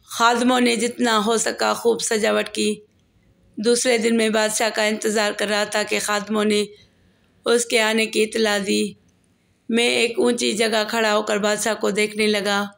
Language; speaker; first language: Urdu; native; Urdu